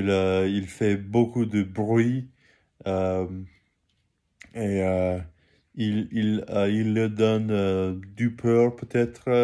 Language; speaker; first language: French; non-native, learner; English